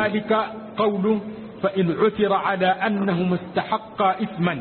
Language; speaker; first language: Arabic; native; Arabic